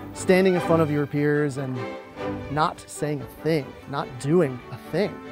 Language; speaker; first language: English; native; English